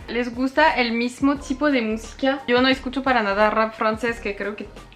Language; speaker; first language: Spanish; non-native, fluent; French